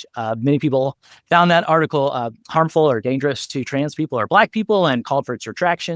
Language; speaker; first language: English; native; English